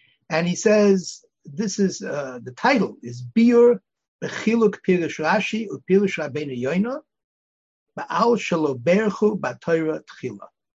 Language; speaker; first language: English; native; English